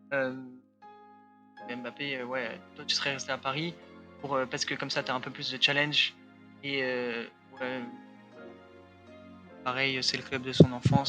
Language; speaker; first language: French; native; French